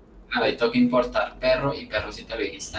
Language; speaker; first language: Spanish; native; Spanish